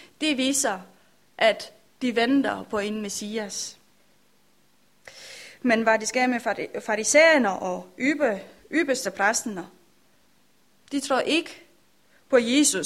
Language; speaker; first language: Danish; non-native, learner; Romanian